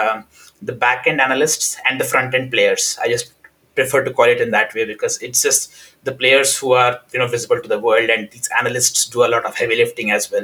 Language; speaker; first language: English; non-native, local second language; Hindi